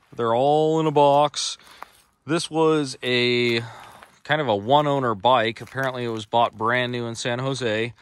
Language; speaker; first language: English; native; English